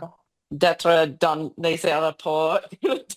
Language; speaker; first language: French; non-native, learner; English